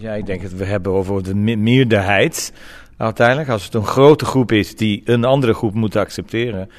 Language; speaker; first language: Dutch; non-native, fluent; Portuguese